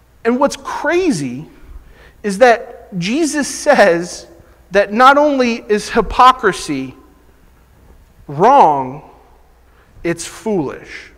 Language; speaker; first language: English; native; English